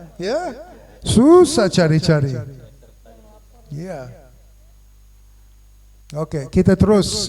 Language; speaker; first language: Indonesian; non-native, fluent; English